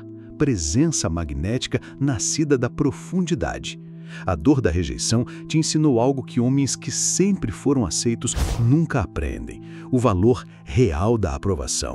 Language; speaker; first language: Portuguese; native; Portuguese